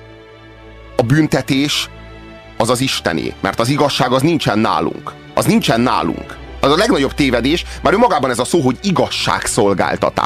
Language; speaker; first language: Hungarian; native; Hungarian